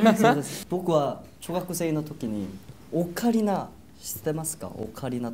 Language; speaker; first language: Japanese; non-native, learner; Korean